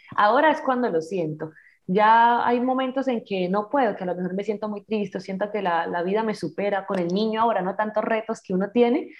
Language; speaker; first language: Spanish; native; Spanish